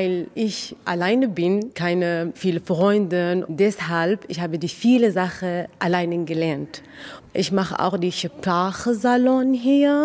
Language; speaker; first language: German; non-native, learner; Kurdish